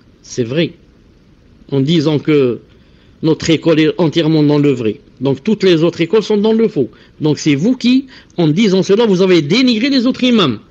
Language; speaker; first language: French; non-native, local second language; Arabic